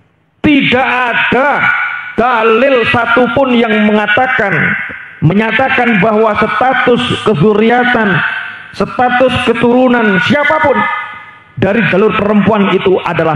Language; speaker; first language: Indonesian; native; Indonesian